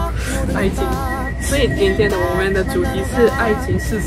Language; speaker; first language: Chinese; non-native, learner; Japanese